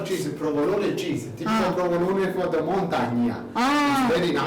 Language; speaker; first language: English; non-native, learner; Italian